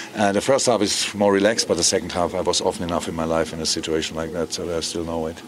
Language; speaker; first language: English; non-native, fluent; German